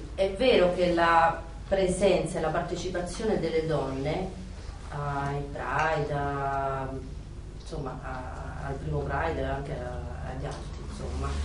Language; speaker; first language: Italian; non-native, fluent; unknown